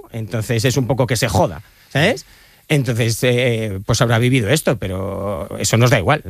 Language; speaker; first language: Spanish; native; Spanish